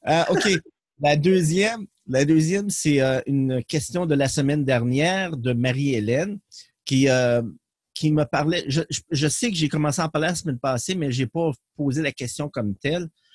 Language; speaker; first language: French; native; French